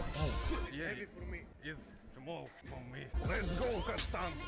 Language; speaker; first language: English; non-native, learner; Russian